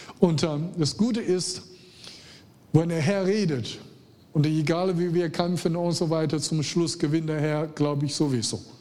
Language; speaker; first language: German; non-native, fluent; Chinese